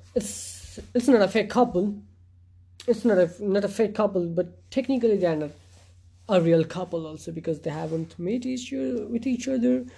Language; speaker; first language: English; non-native, local second language; Nepali